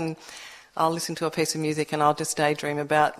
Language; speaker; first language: English; native; English